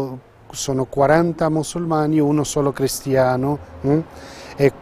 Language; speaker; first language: Italian; non-native, fluent; Arabic